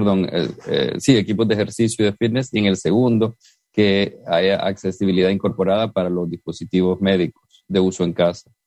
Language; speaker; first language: Spanish; native; Spanish